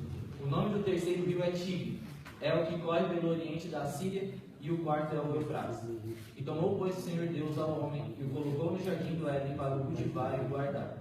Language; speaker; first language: Portuguese; native; Portuguese